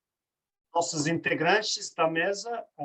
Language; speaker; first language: Portuguese; non-native, fluent; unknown